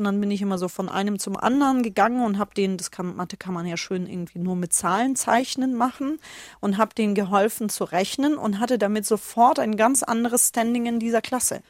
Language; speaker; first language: German; early bilingual, other home language; Russian